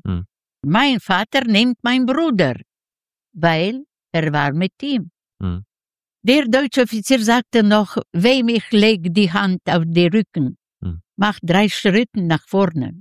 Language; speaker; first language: German; non-native, learner; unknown